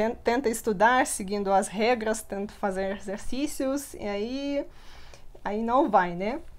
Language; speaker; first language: Portuguese; non-native, fluent; Russian